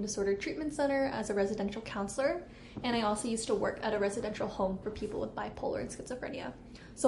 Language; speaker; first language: English; native; English